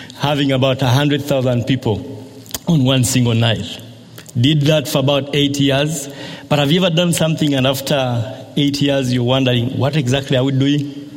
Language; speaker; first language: English; non-native, local second language; Ganda